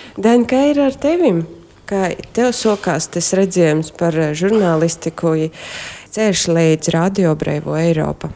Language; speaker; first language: Latvian; native; Latvian